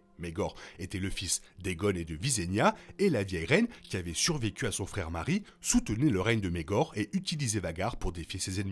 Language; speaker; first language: French; native; French